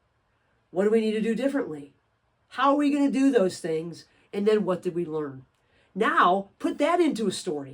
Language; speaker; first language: English; native; English